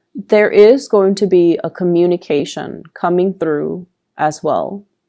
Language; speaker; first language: English; native; English